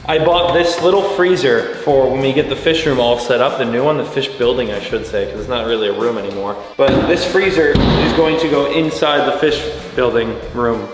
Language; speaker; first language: English; native; English